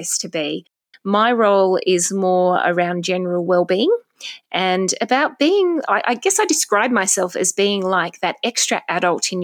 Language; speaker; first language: English; native; English